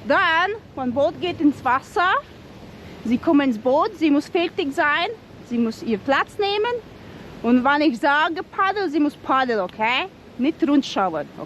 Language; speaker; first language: German; non-native, learner; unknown